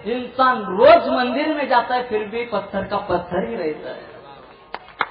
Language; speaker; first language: Hindi; non-native, local second language; Marathi